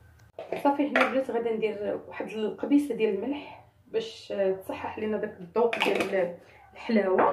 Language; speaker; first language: Arabic; native; Arabic